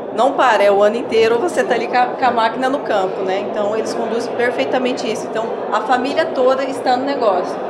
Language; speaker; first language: Portuguese; native; Portuguese